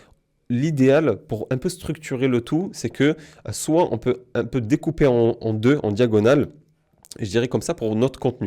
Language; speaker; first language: French; native; French